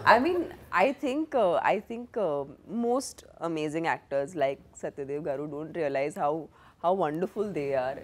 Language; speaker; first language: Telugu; non-native, fluent; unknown